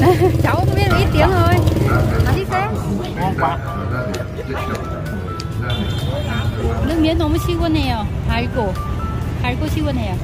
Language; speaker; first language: Korean; non-native, learner; Vietnamese